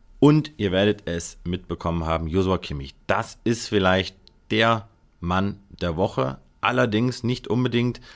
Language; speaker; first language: German; native; German